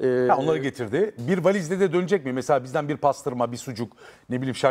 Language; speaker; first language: Turkish; native; Turkish